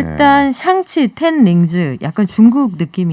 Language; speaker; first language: Korean; native; Korean